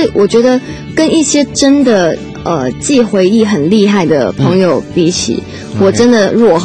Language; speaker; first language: Chinese; native; Chinese